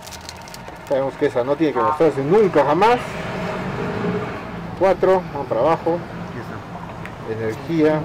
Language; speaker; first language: Spanish; native; Spanish